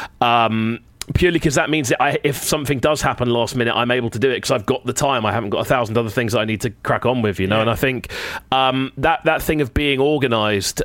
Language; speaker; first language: English; native; English